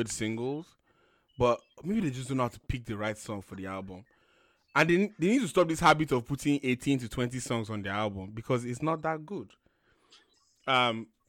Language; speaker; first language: English; non-native, local second language; Yoruba